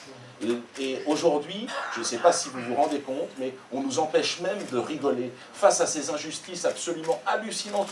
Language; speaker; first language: French; native; French